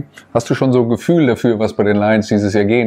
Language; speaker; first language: German; native; German